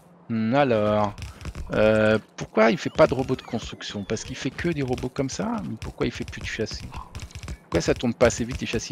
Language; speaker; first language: French; native; French